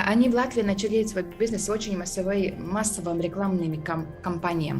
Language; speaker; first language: Russian; non-native, fluent; Latvian